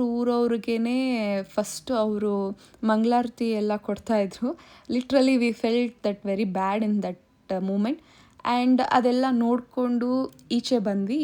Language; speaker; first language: Kannada; non-native, local second language; Tamil